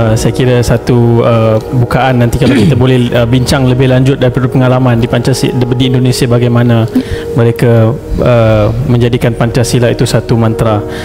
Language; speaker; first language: Malay; native; Malay